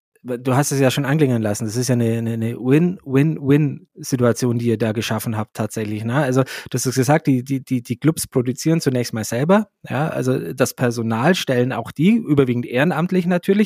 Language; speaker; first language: German; native; German